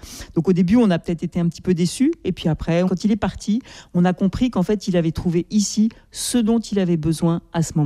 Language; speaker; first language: French; native; French